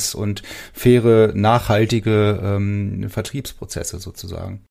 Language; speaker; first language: German; native; German